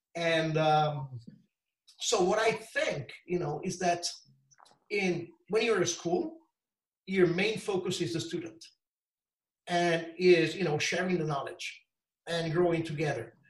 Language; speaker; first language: English; non-native, fluent; Italian